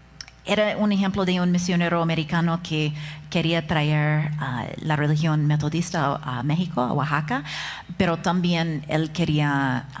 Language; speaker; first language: Spanish; non-native, fluent; English